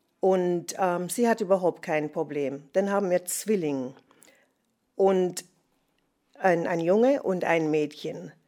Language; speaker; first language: German; non-native, fluent; English